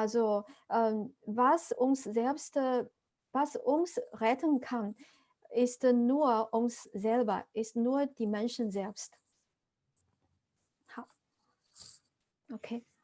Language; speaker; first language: German; non-native, fluent; Chinese